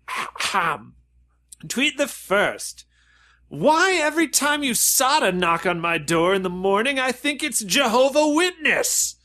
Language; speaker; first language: English; native; English